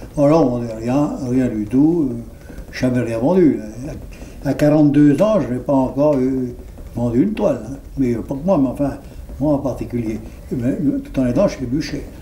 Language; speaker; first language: French; native; French